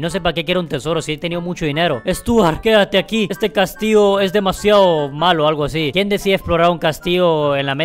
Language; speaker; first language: Spanish; native; Spanish